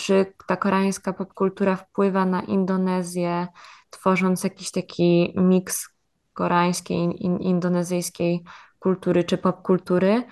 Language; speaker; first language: Polish; native; Polish